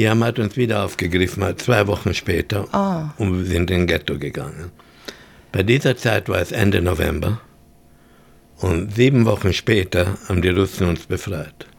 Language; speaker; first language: German; early bilingual, heritage; German